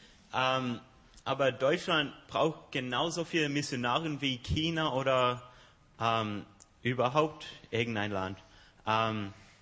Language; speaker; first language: German; non-native, fluent; English